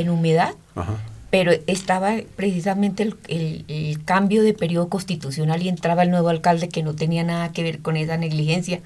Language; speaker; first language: Spanish; native; Spanish